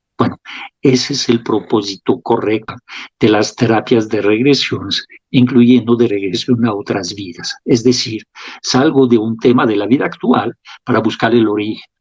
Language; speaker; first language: Spanish; non-native, fluent; French